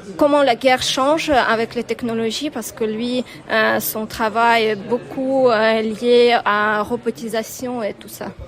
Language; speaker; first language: French; non-native, fluent; Ukrainian